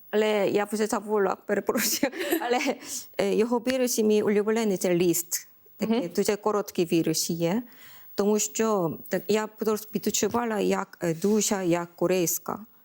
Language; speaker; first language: Ukrainian; non-native, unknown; Korean